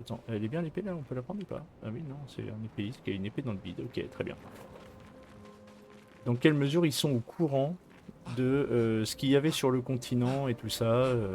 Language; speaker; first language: French; native; French